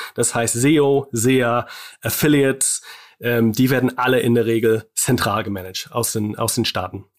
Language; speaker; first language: German; non-native, fluent; English